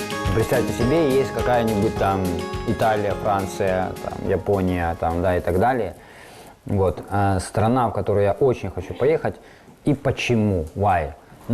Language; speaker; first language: Russian; non-native, fluent; Korean